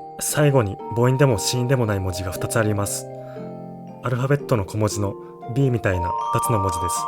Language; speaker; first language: Japanese; native; Japanese